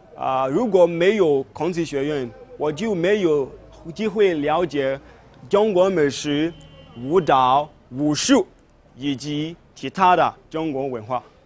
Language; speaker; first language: Chinese; non-native, learner; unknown